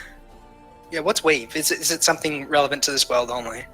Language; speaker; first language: English; native; English